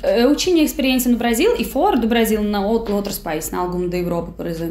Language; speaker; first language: Portuguese; non-native, learner; Russian